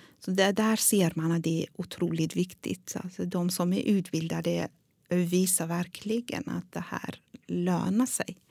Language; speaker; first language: Swedish; non-native, fluent; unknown